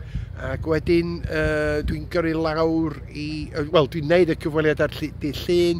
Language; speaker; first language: Welsh; non-native, local second language; English